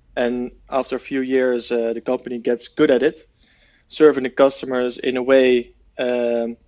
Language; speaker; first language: English; non-native, fluent; Dutch